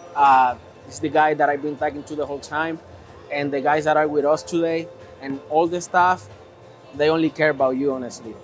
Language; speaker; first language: English; native; English